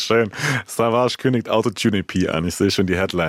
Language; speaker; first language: German; native; German